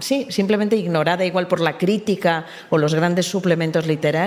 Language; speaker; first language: Spanish; native; Spanish